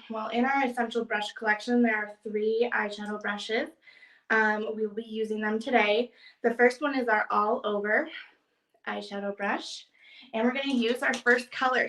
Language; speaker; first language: English; native; English